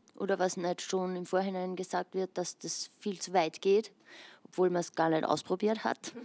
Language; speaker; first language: German; native; German